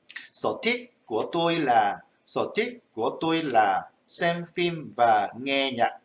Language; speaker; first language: Vietnamese; non-native, fluent; Korean